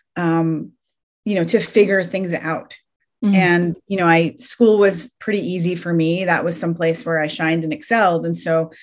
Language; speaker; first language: English; early bilingual, other home language; Persian